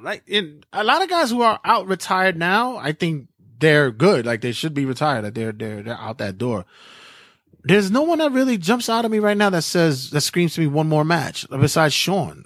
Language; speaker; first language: English; native; English